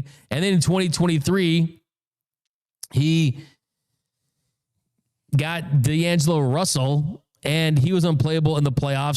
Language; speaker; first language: English; native; English